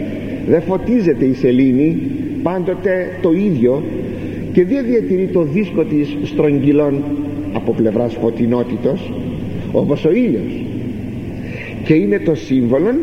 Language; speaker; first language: Greek; native; Greek